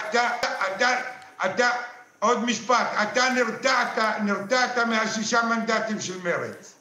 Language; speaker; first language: Hebrew; non-native, local second language; Arabic